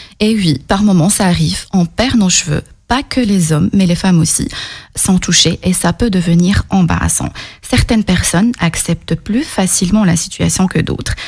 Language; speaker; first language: French; native; French